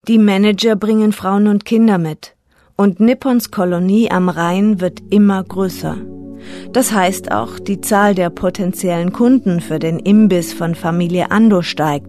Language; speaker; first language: German; native; German